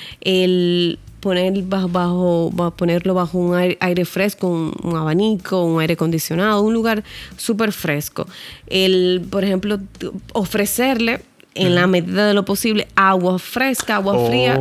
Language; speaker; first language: Spanish; native; Spanish